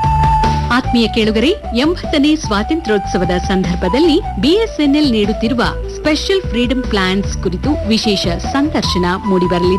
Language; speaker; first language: Kannada; native; Kannada